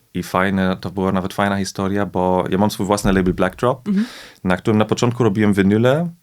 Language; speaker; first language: Polish; early bilingual, heritage; Polish